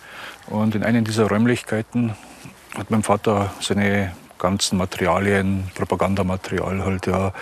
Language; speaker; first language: German; native; German